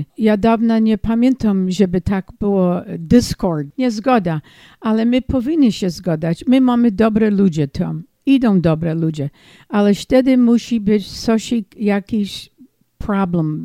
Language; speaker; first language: Polish; early bilingual, heritage; English